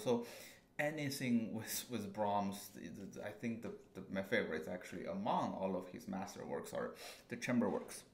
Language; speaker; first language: English; non-native, fluent; Chinese